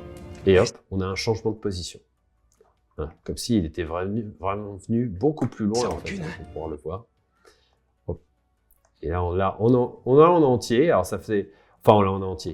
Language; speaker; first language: French; native; French